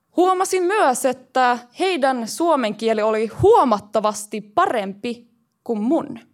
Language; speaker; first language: Finnish; early bilingual, heritage; Finnish